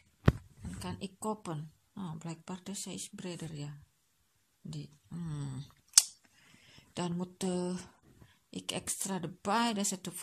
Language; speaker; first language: Dutch; non-native, learner; Indonesian